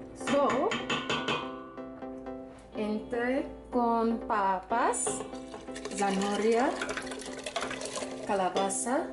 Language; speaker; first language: Spanish; non-native, learner; English